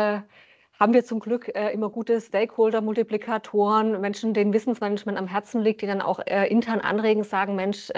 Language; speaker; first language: German; native; German